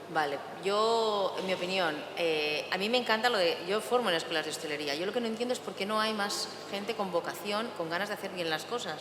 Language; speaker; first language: Spanish; native; Spanish